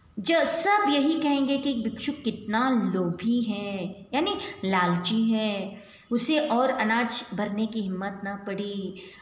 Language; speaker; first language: Hindi; non-native, local second language; Kannada